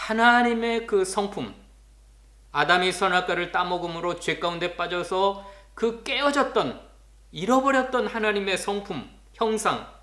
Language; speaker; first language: Korean; native; Korean